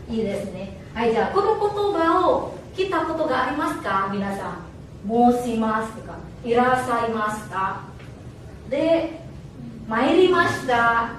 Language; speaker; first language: Japanese; non-native, fluent; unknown